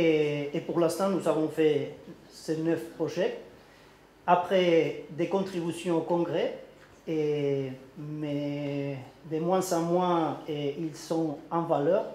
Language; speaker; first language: French; non-native, learner; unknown